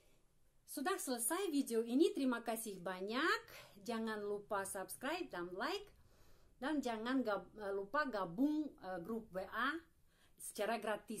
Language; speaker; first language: Indonesian; non-native, fluent; Russian